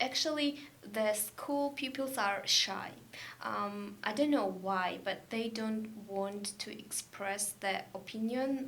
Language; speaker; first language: English; non-native, learner; Georgian